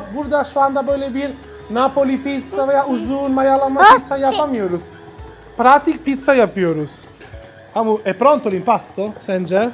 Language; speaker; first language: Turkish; non-native, learner; Italian